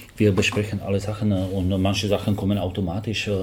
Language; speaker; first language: German; non-native, fluent; Slovak